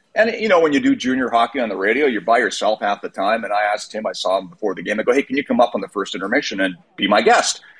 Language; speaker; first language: English; native; English